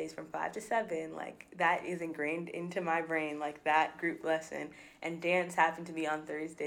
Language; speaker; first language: English; native; English